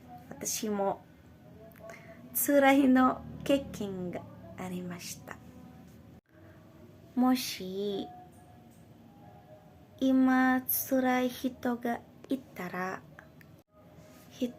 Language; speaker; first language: Japanese; non-native, learner; Indonesian